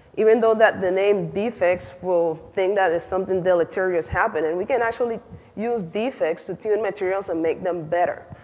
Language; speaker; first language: English; non-native, fluent; Spanish